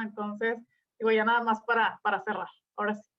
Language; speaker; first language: Spanish; native; Spanish